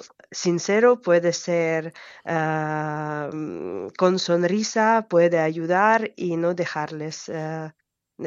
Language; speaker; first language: Spanish; non-native, fluent; Ukrainian